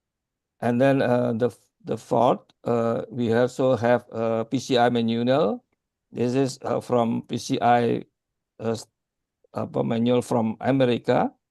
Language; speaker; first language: English; non-native, learner; Indonesian